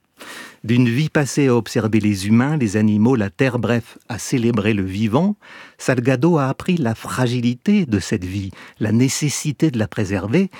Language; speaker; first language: French; native; French